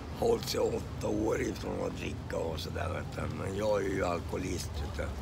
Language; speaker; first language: Swedish; non-native, fluent; Finnish